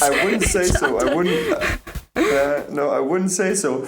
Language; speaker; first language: English; non-native, fluent; German